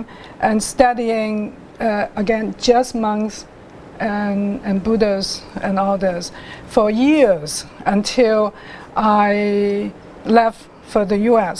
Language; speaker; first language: English; non-native, local second language; Cantonese